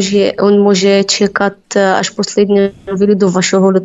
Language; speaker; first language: Czech; non-native, learner; Arabic